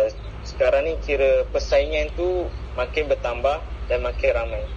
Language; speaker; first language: Malay; native; Malay